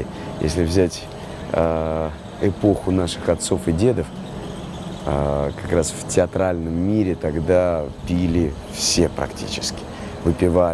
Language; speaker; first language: Russian; native; Russian